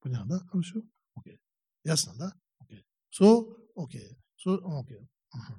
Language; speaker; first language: Russian; non-native, learner; Tibetan